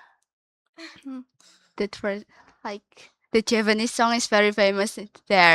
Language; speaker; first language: English; non-native, learner; Indonesian